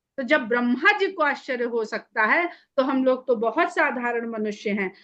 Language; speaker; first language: Hindi; native; Hindi